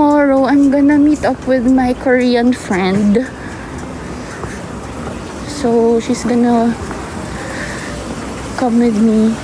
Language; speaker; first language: English; non-native, local second language; Filipino